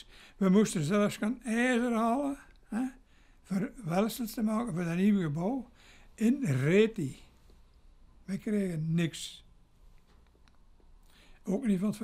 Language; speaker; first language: Dutch; native; Dutch